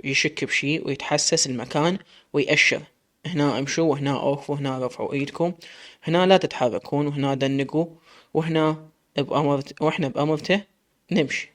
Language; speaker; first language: Arabic; native; Arabic